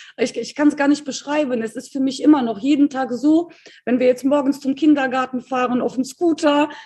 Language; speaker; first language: German; early bilingual, other home language; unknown